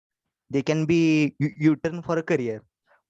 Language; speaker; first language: English; non-native, learner; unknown